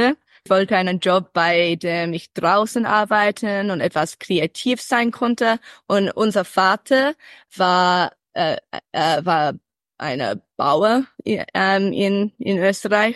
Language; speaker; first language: German; early bilingual, heritage; English